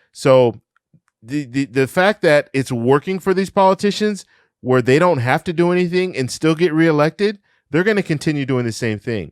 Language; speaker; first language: English; native; English